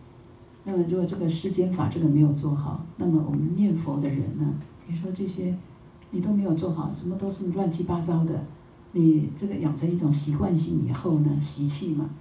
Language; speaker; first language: Chinese; native; Chinese